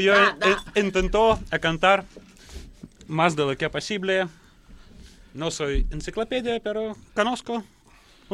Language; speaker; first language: Spanish; non-native, learner; Russian